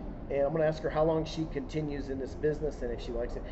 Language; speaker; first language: English; native; English